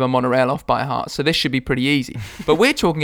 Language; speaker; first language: English; native; English